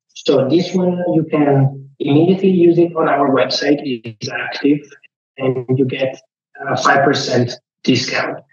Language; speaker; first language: English; non-native, fluent; Italian